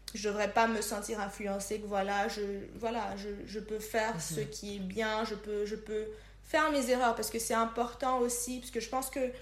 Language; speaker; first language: French; non-native, local second language; Lingala